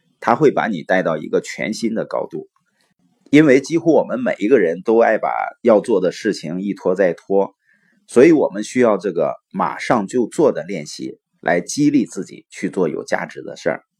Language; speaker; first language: Chinese; native; Chinese